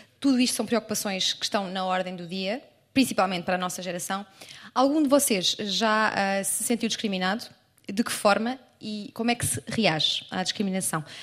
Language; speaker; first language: Portuguese; native; Portuguese